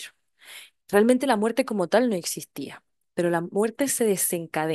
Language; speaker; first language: Spanish; native; Spanish